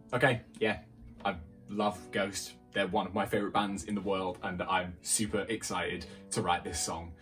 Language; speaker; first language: English; native; English